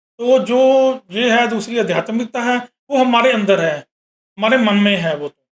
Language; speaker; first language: Hindi; native; Hindi